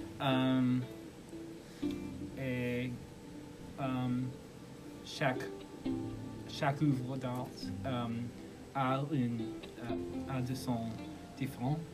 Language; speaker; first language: French; non-native, learner; English